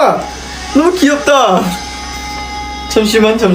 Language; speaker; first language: Korean; non-native, fluent; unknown